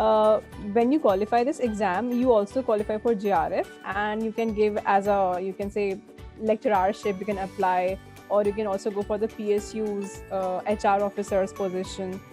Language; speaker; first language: English; non-native, local second language; Hindi